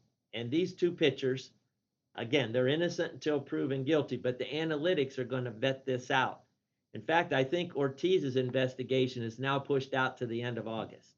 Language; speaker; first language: English; native; English